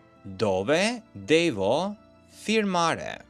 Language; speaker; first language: Italian; non-native, fluent; Albanian